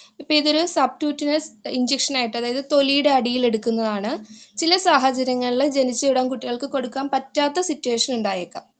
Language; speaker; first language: Malayalam; native; Malayalam